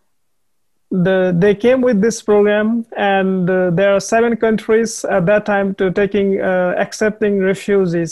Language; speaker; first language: English; non-native, learner; Nepali